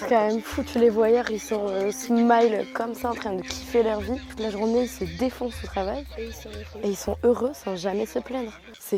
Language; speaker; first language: French; native; French